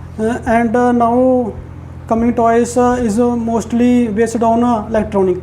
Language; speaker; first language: English; non-native, learner; Punjabi